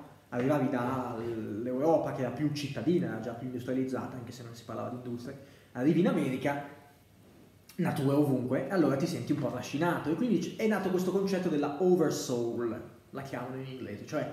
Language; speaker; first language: Italian; native; Italian